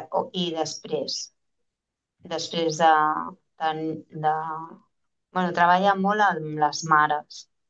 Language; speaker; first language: Catalan; non-native, local second language; Spanish